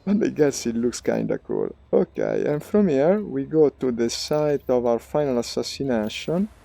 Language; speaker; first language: English; non-native, fluent; Italian